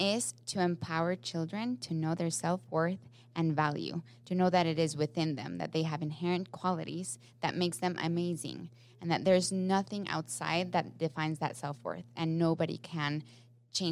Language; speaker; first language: English; non-native, fluent; Spanish